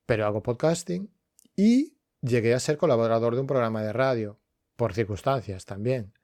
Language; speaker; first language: Spanish; non-native, local second language; Galician